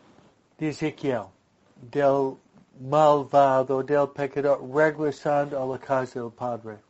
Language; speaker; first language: Spanish; non-native, fluent; English